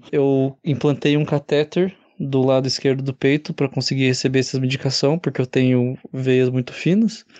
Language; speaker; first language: Portuguese; native; Portuguese